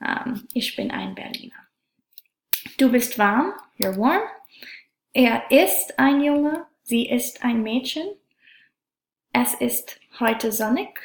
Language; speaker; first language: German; non-native, fluent; English